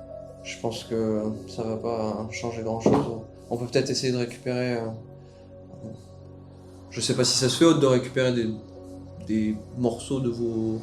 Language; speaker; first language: French; native; French